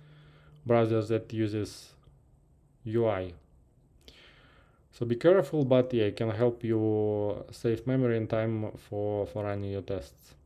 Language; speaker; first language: English; non-native, fluent; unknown